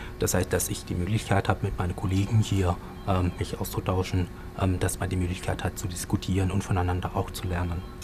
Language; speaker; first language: German; non-native, fluent; French